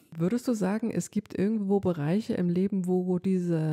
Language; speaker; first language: German; native; German